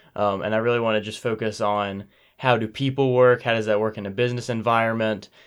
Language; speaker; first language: English; native; English